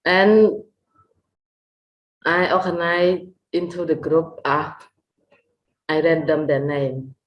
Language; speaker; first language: English; non-native, learner; Khmer